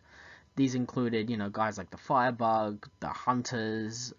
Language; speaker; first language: English; native; English